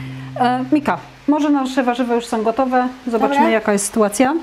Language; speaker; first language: Polish; native; Polish